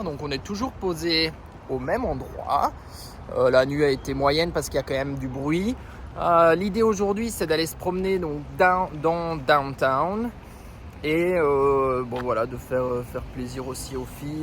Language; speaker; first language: French; native; French